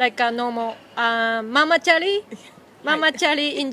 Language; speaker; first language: English; non-native, fluent; Japanese